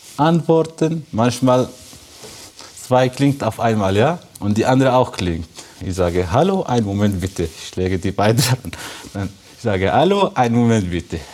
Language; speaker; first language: German; non-native, learner; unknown